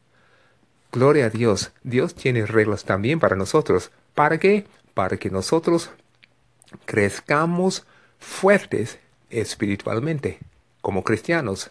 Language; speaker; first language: Spanish; non-native, fluent; English